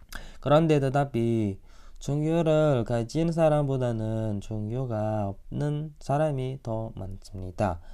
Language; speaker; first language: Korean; non-native, fluent; Indonesian